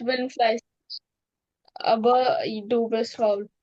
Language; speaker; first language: German; non-native, learner; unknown